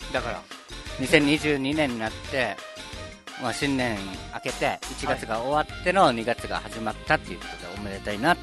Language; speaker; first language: Japanese; native; Japanese